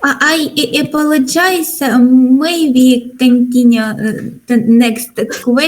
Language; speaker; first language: English; non-native, learner; Ukrainian